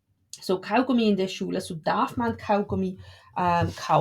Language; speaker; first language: German; non-native, fluent; English